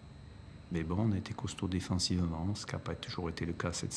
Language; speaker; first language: French; native; French